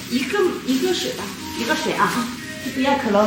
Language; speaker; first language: Chinese; native; Chinese